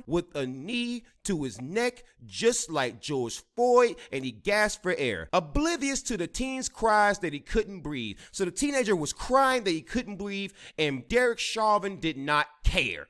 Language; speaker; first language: English; native; English